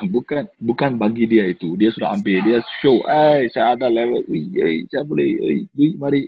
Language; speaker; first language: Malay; non-native, local second language; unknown